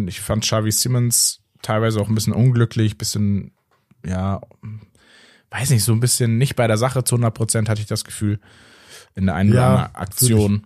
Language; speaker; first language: German; native; German